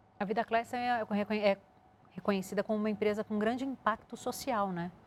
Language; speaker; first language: Portuguese; native; Portuguese